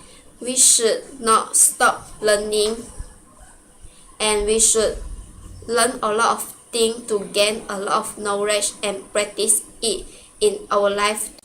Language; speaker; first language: English; non-native, local second language; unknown